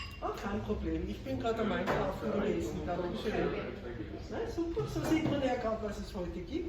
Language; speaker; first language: German; native; German